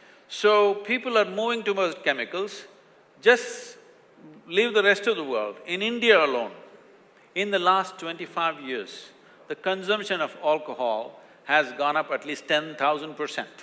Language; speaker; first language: English; non-native, local second language; Kannada